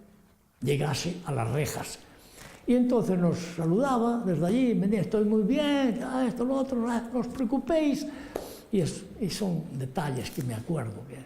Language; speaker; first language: Spanish; non-native, local second language; Galician